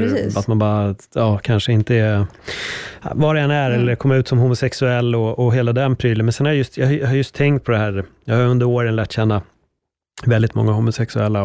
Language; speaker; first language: Swedish; native; Swedish